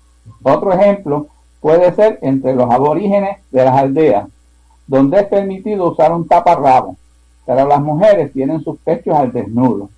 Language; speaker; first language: Spanish; native; Spanish